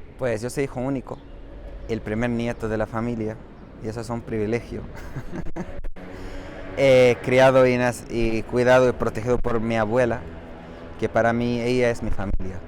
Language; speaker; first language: Spanish; non-native, fluent; Arabic